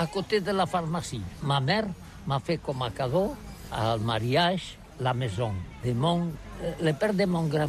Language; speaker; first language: French; non-native, learner; Catalan